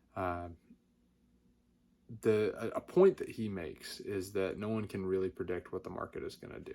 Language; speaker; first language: English; native; English